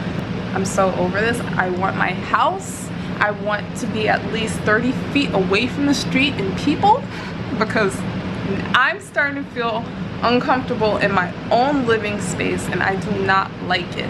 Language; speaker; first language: English; native; English